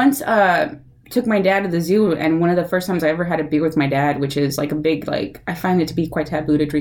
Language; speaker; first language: English; early bilingual, other home language; Spanish